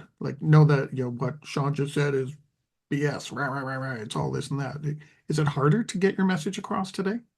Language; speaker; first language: English; native; English